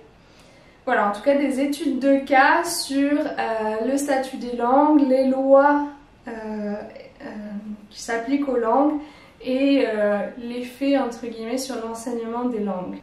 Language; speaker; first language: French; native; French